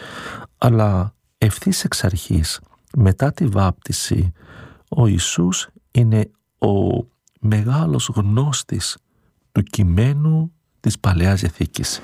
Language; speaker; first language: Greek; native; Greek